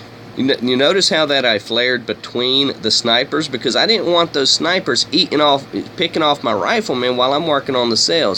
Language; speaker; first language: English; native; English